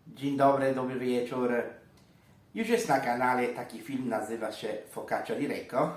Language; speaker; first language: Polish; non-native, fluent; Italian